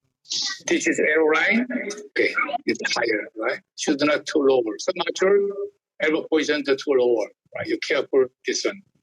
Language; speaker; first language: English; non-native, learner; Korean